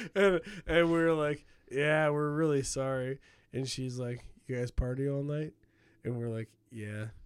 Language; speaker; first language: English; native; English